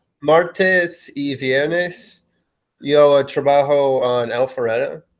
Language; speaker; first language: Spanish; non-native, learner; English